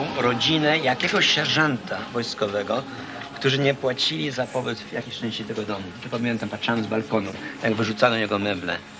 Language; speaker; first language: Polish; early bilingual, heritage; Polish